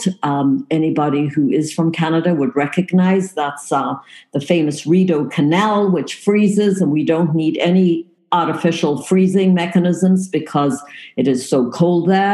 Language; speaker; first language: English; native; English